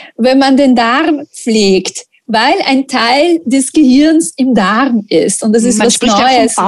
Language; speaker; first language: German; non-native, fluent; Italian